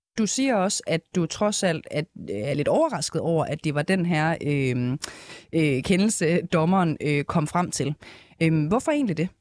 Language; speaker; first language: Danish; native; Danish